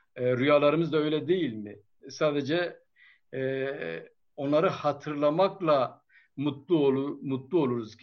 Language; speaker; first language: Turkish; non-native, local second language; Kurdish